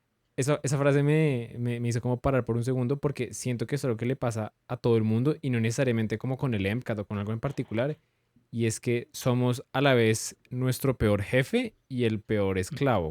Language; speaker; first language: Spanish; native; Spanish